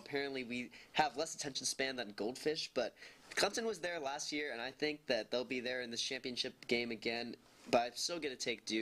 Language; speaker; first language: English; native; English